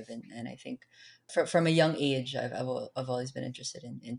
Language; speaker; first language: English; non-native, local second language; Filipino